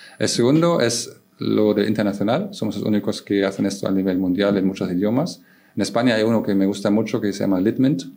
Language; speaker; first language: Spanish; non-native, fluent; German